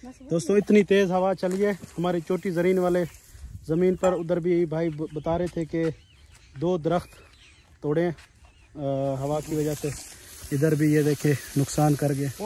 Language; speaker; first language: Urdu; non-native, local second language; Saraiki